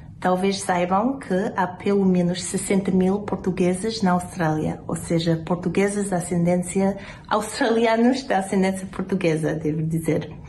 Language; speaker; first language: Portuguese; non-native, fluent; English